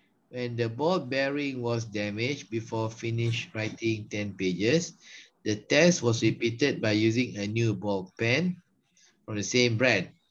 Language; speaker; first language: English; non-native, local second language; Malay